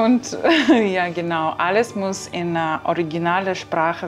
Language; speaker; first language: German; non-native, fluent; Kazakh